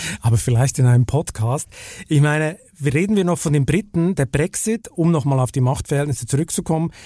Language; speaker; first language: German; native; German